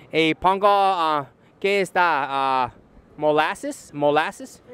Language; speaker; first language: Spanish; non-native, learner; English